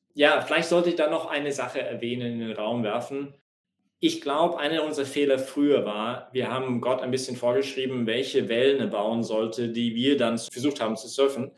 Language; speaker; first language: German; non-native, fluent; English